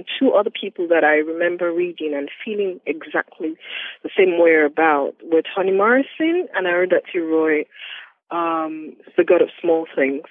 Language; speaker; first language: English; non-native, local second language; Yoruba